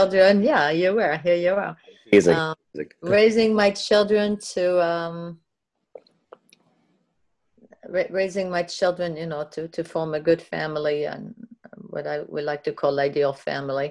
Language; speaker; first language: English; non-native, fluent; French